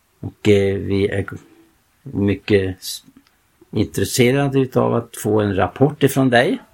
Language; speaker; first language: Swedish; native; Swedish